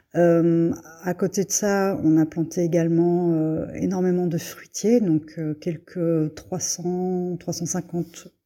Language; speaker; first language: French; native; French